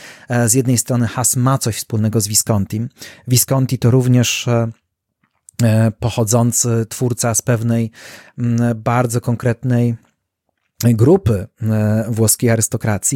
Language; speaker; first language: Polish; native; Polish